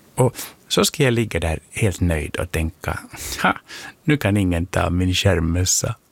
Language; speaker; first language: Swedish; native; Swedish